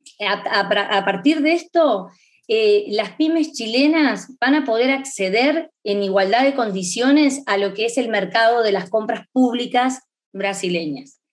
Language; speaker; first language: Spanish; native; Spanish